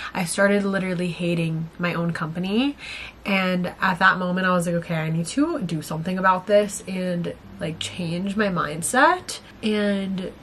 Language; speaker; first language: English; native; English